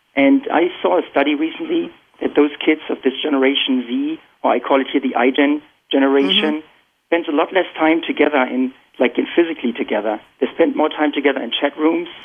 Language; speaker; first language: English; non-native, fluent; German